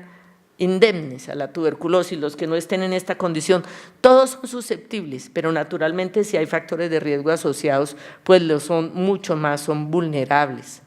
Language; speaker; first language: Spanish; native; Spanish